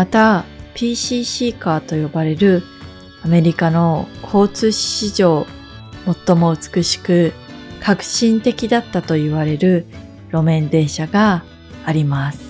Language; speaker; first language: Japanese; native; Japanese